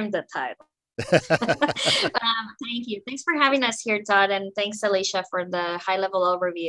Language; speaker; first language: English; non-native, fluent; Spanish